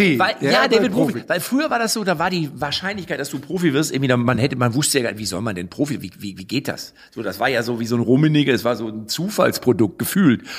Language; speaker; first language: German; native; German